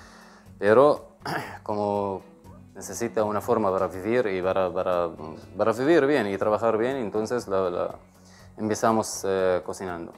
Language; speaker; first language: Spanish; non-native, learner; Arabic